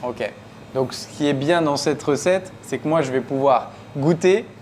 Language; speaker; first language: French; native; French